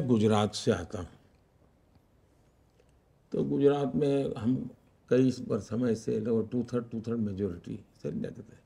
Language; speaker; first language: Hindi; non-native, local second language; Gujarati